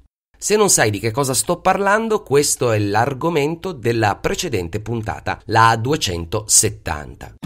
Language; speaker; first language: Italian; native; Italian